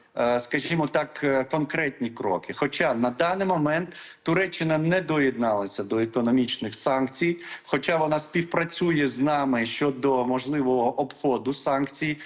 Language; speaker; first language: Ukrainian; non-native, local second language; Crimean Tatar